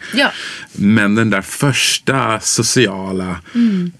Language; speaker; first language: Swedish; early bilingual, other home language; English